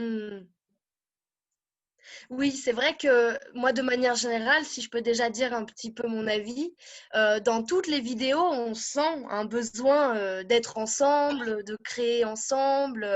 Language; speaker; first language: French; native; French